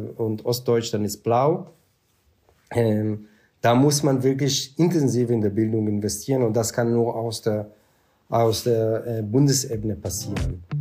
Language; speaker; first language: German; non-native, fluent; Hebrew